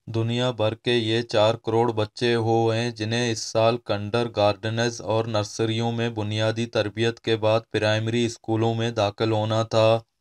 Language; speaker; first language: Urdu; non-native, local second language; Baluchi